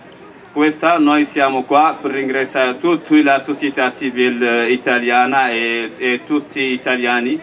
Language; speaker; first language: Italian; non-native, learner; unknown